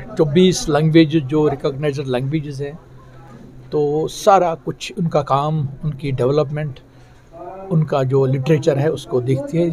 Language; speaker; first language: Urdu; non-native, local second language; Kashmiri